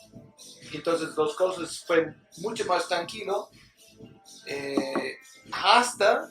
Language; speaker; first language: Spanish; non-native, learner; English